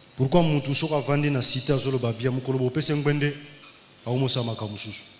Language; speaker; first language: Lingala; native; Lingala